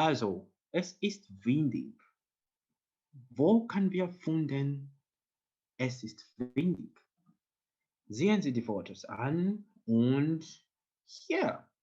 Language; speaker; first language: German; non-native, learner; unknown